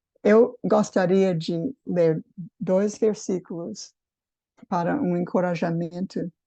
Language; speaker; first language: Portuguese; non-native, fluent; English